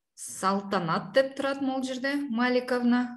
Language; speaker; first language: Russian; non-native, local second language; Kyrgyz